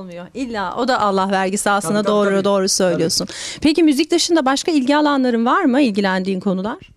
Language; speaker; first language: Turkish; native; Turkish